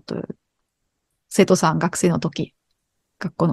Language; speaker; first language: Japanese; non-native, fluent; German